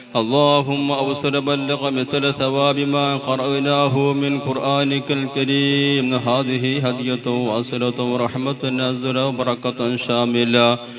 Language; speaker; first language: Arabic; non-native, fluent; Malayalam